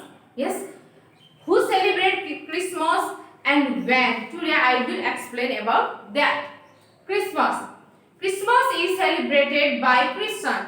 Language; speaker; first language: English; non-native, local second language; Nepali